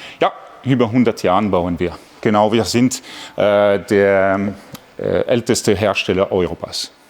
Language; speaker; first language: German; non-native, fluent; French